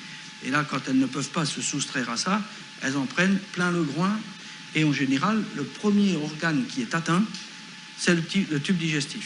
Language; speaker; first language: French; native; French